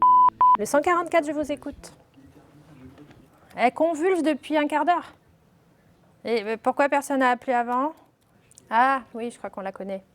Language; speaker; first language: French; native; French